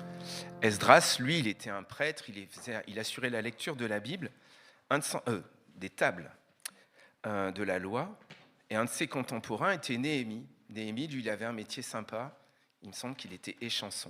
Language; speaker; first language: French; native; French